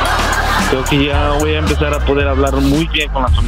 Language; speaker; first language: Spanish; non-native, learner; English